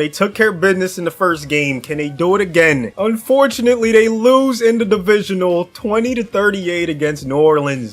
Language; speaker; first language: English; native; English